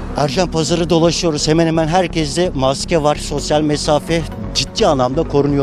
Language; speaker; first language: Turkish; native; Turkish